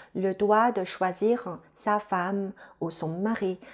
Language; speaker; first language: French; non-native, fluent; Chinese